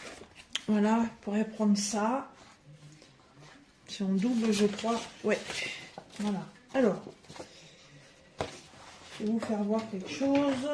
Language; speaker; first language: French; native; French